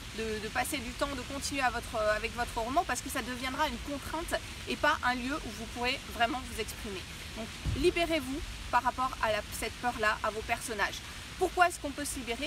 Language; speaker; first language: French; native; French